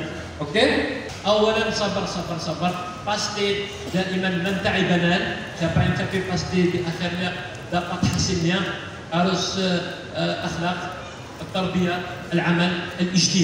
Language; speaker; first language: Indonesian; non-native, learner; Arabic